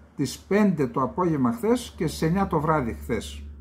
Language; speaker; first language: Greek; native; Greek